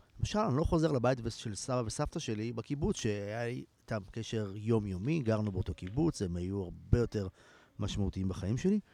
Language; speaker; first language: Hebrew; native; Hebrew